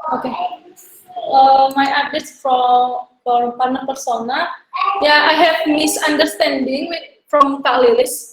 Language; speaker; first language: English; non-native, learner; Indonesian